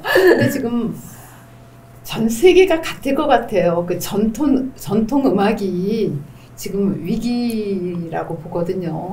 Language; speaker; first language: Korean; native; Korean